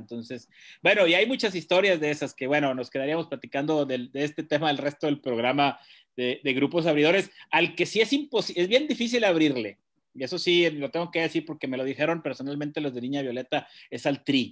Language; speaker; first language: Spanish; native; Spanish